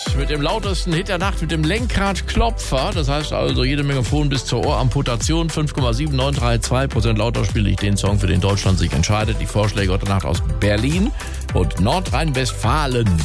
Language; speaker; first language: German; native; German